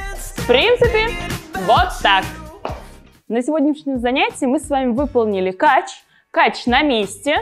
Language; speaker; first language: Russian; native; Russian